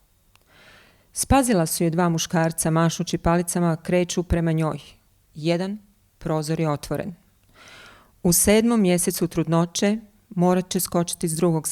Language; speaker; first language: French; non-native, fluent; Bosnian